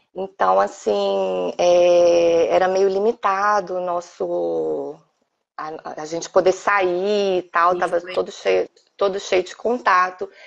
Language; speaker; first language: Portuguese; native; Portuguese